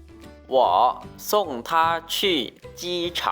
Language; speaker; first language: Chinese; non-native, learner; Lao